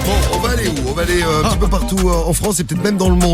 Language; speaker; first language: French; native; French